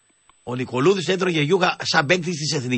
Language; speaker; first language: Greek; native; Greek